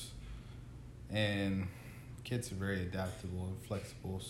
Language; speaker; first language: English; non-native, fluent; Spanish